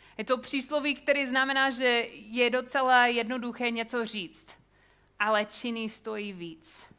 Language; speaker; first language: Czech; non-native, fluent; English